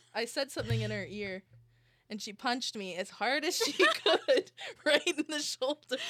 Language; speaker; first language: English; native; English